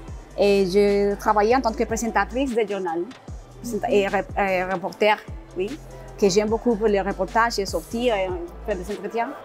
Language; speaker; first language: French; non-native, learner; Spanish